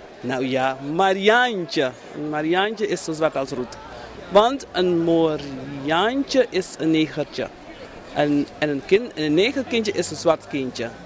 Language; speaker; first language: Dutch; native; Dutch